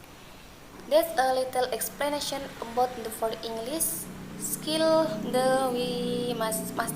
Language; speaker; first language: English; non-native, learner; Indonesian